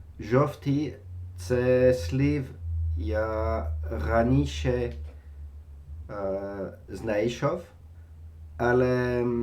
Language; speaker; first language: Ukrainian; non-native, learner; French